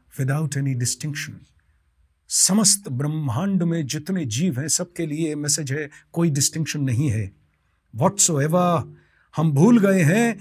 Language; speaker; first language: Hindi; non-native, local second language; Bangla